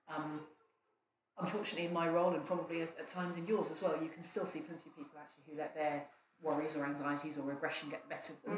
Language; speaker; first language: English; native; English